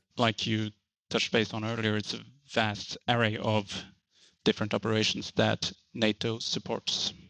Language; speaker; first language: English; non-native, fluent; Norwegian